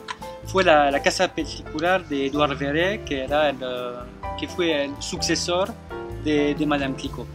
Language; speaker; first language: Spanish; non-native, fluent; French